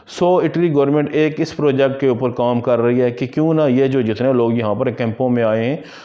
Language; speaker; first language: Urdu; non-native, local second language; Punjabi